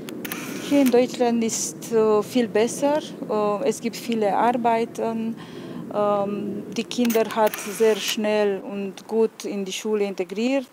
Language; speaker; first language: German; non-native, learner; Romanian